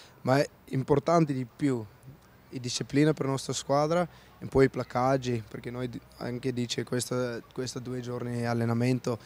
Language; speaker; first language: Italian; non-native, learner; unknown